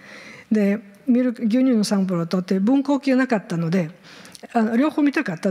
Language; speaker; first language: Japanese; non-native, fluent; Bulgarian